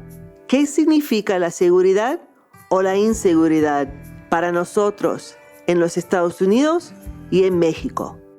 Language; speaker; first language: Spanish; non-native, fluent; English